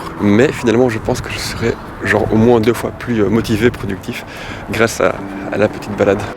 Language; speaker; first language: French; native; French